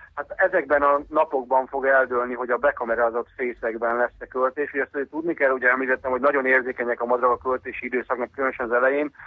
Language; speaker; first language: Hungarian; native; Hungarian